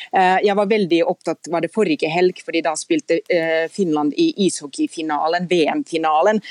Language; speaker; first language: Norwegian; non-native, fluent; Finnish